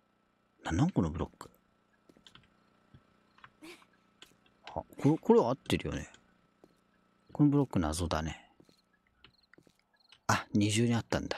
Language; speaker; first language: Japanese; native; Japanese